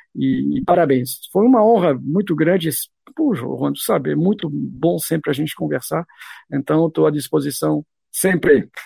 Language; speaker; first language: Portuguese; non-native, fluent; French